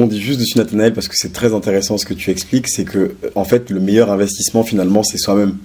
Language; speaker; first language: French; native; French